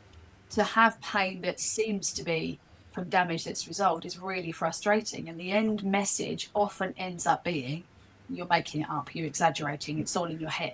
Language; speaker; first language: English; native; English